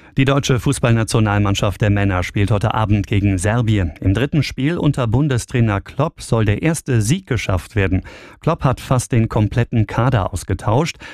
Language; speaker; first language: German; native; German